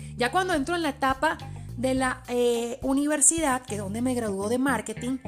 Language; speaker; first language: Spanish; early bilingual, other home language; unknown